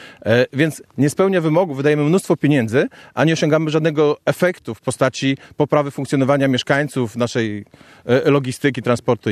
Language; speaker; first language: Polish; native; Polish